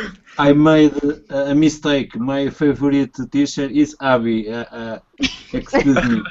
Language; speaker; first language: English; non-native, learner; Spanish